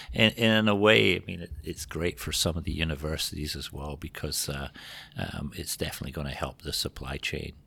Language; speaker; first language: English; native; English